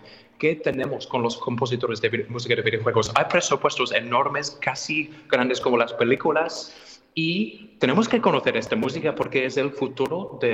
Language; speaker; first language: Spanish; non-native, fluent; English